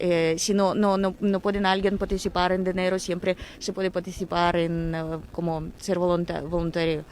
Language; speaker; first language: Spanish; non-native, fluent; Ukrainian